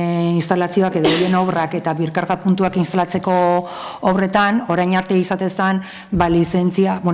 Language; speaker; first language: Basque; native; Basque